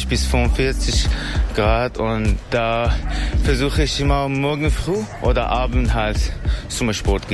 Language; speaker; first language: German; non-native, learner; Persian